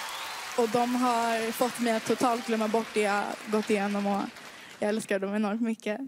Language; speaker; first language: Swedish; native; Swedish